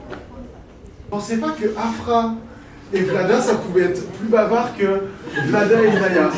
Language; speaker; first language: French; native; French